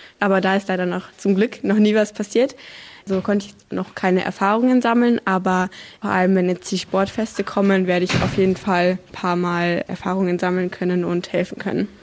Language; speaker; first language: German; native; German